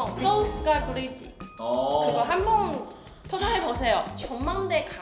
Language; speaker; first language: Korean; non-native, learner; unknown